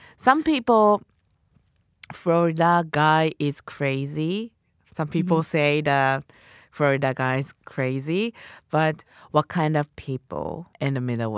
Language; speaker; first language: English; non-native, learner; Japanese